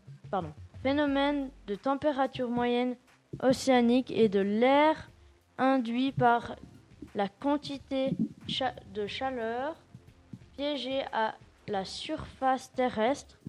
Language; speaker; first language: French; native; French